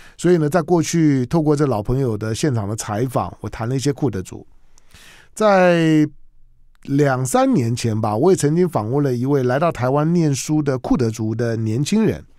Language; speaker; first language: Chinese; native; Chinese